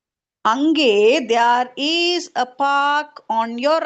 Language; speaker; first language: English; non-native, local second language; Tamil